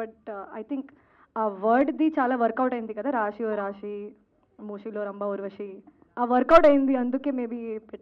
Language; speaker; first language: Telugu; non-native, learner; Hindi